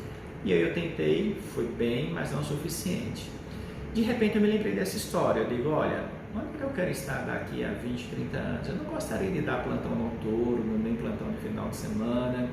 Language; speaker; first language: Portuguese; native; Portuguese